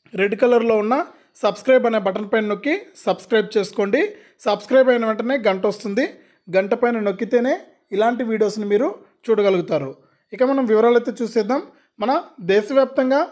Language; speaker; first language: Telugu; native; Telugu